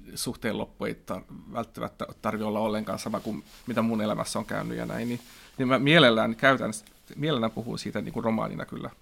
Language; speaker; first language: Finnish; non-native, local second language; Swedish